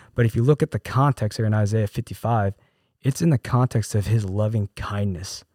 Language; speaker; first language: English; early bilingual, other home language; Korean